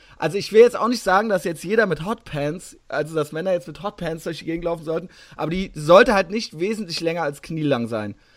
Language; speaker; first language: German; native; German